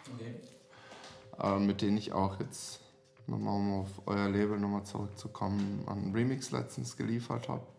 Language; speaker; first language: German; non-native, fluent; Serbian